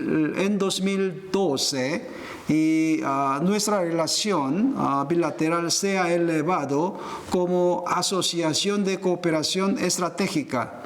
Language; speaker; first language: Spanish; non-native, fluent; Korean